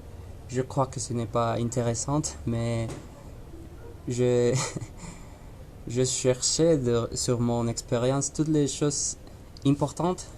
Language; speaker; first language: French; non-native, learner; Spanish